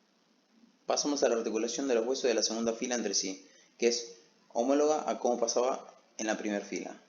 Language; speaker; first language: Spanish; native; Spanish